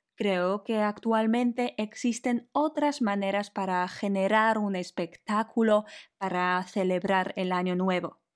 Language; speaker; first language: Spanish; non-native, fluent; Polish